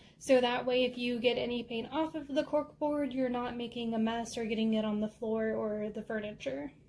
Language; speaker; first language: English; native; English